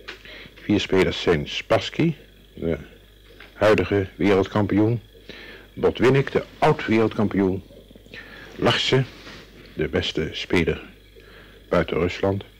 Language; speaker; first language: Dutch; native; Dutch